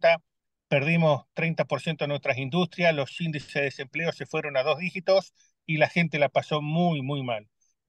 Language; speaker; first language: Spanish; native; Spanish